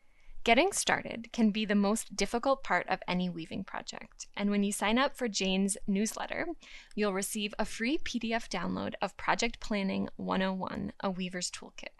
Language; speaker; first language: English; native; English